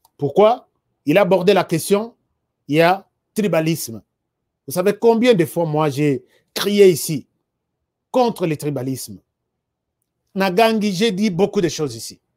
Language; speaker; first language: French; non-native, local second language; Lingala